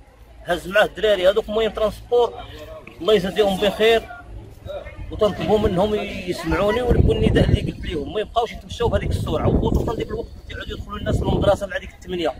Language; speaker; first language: Arabic; native; Arabic